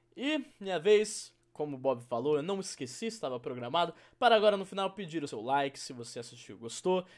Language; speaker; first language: Portuguese; native; Portuguese